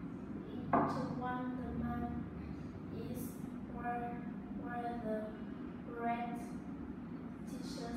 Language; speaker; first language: English; non-native, learner; Vietnamese